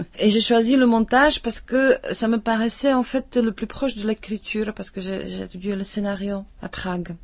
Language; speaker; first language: French; non-native, fluent; Czech